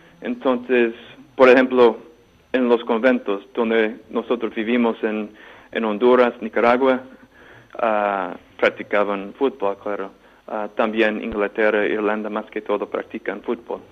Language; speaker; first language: Spanish; non-native, fluent; English